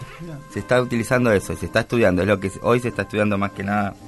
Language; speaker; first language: Spanish; native; Spanish